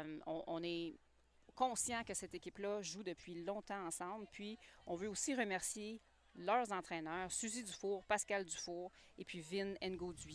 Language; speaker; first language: French; native; French